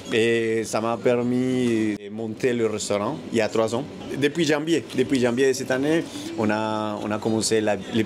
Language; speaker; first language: French; non-native, fluent; Spanish